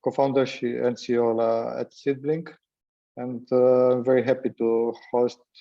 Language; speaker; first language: English; non-native, fluent; Romanian